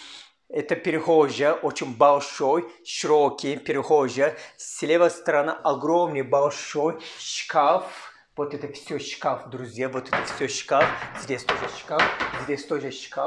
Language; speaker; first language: Russian; non-native, learner; Turkish